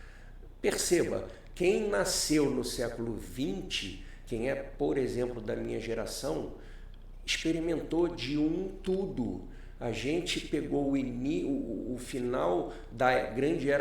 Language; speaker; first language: Portuguese; native; Portuguese